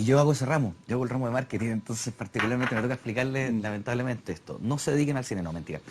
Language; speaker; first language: Spanish; native; Spanish